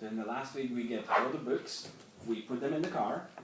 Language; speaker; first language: English; non-native, fluent; Czech